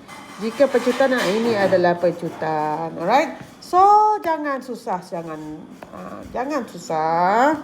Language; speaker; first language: Malay; native; Malay